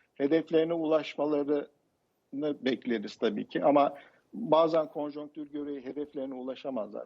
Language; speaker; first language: Turkish; native; Turkish